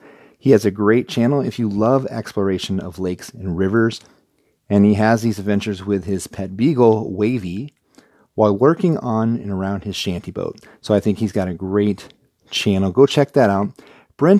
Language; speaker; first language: English; native; English